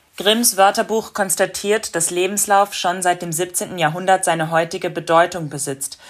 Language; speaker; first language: German; non-native, fluent; English